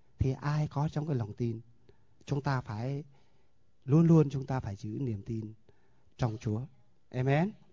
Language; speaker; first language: Vietnamese; non-native, local second language; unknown